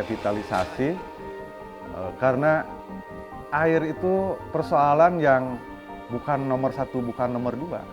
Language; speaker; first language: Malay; non-native, local second language; Sundanese